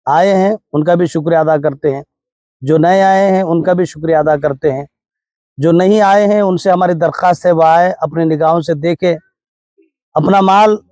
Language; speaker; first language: Urdu; native; Urdu